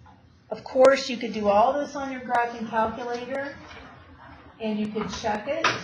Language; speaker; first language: English; native; English